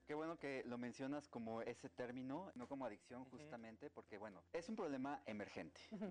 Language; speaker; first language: Spanish; native; Spanish